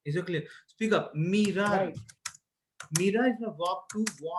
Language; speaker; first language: English; non-native, local second language; Hindi